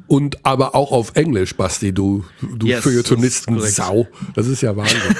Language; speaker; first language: German; native; German